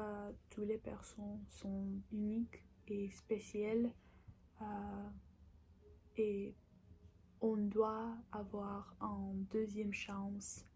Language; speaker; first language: French; non-native, learner; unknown